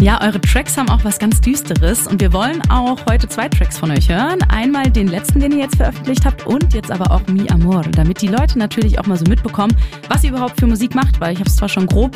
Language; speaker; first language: German; native; German